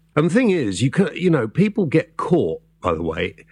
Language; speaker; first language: English; native; English